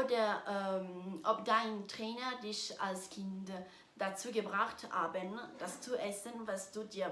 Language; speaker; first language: German; non-native, learner; Italian